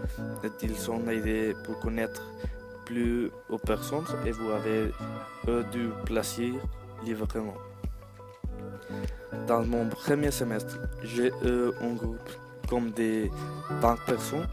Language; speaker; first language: French; non-native, learner; Spanish